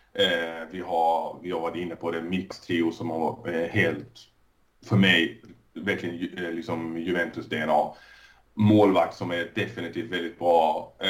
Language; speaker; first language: Swedish; early bilingual, other home language; Persian